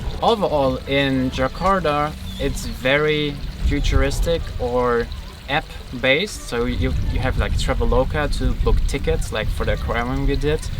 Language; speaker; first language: English; non-native, fluent; German